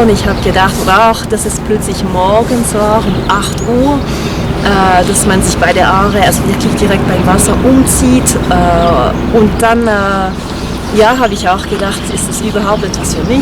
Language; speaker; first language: German; non-native, fluent; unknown